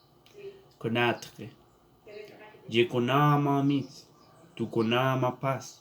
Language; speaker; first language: French; non-native, learner; Spanish